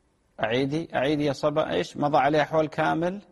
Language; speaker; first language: Arabic; native; Arabic